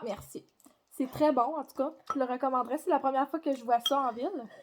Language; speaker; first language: French; native; French